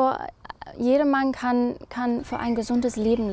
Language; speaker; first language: German; non-native, learner; English